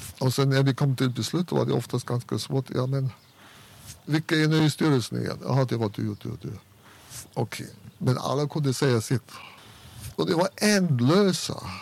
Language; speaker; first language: Swedish; non-native, fluent; German